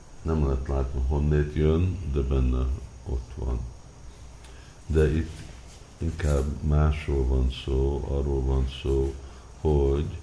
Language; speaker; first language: Hungarian; early bilingual, heritage; Hungarian